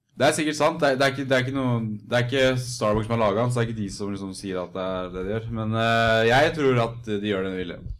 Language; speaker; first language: Norwegian; native; Norwegian